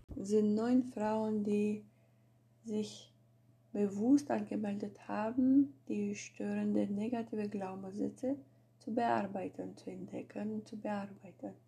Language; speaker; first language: German; non-native, fluent; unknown